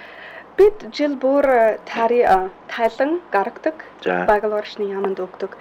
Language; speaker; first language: Mongolian; non-native, fluent; English